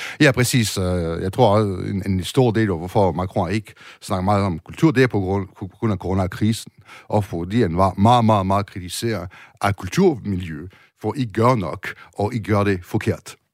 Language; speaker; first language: Danish; non-native, fluent; French